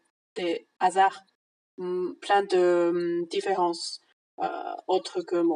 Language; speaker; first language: French; non-native, fluent; Chinese